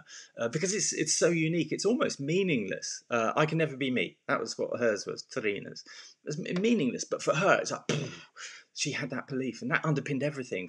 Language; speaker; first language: English; native; English